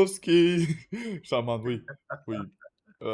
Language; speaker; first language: French; non-native, learner; Russian